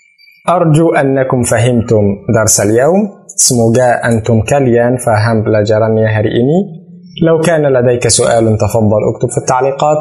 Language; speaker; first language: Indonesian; non-native, learner; Arabic